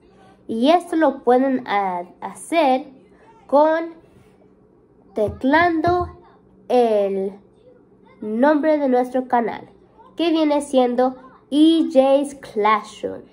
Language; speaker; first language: Spanish; early bilingual, heritage; Spanish